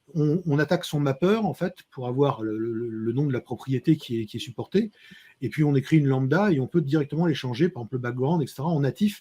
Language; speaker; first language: French; native; French